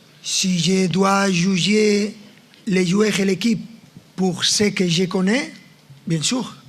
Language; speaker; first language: French; non-native, fluent; Spanish